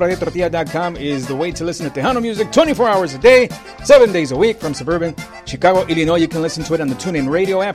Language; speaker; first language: English; early bilingual, other home language; Spanish